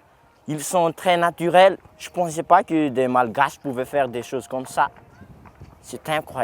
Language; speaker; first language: French; non-native, local second language; Malagasy